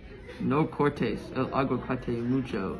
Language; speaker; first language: Spanish; non-native, learner; English